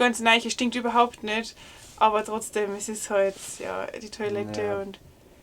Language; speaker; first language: German; native; German